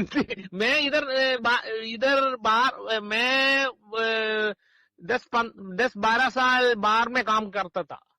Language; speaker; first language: Hindi; non-native, local second language; Malayalam